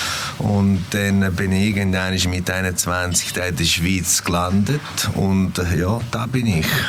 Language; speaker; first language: German; non-native, fluent; Italian